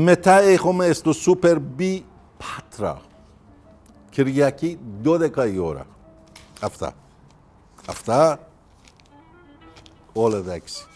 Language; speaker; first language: Greek; non-native, learner; Persian